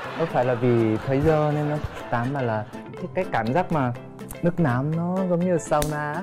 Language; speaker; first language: Vietnamese; non-native, fluent; Korean